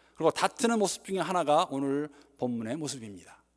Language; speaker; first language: Korean; native; Korean